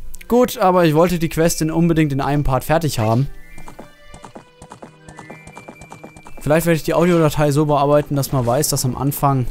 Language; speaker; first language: German; native; German